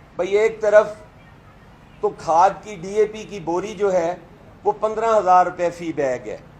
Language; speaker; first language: Urdu; non-native, local second language; Punjabi